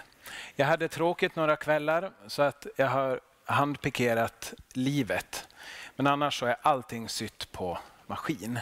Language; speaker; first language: Swedish; non-native, local second language; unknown